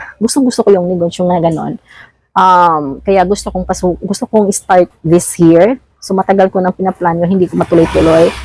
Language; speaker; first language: Filipino; non-native, local second language; Cebuano